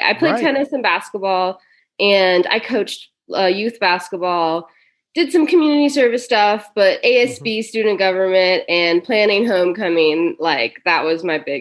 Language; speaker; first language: English; native; English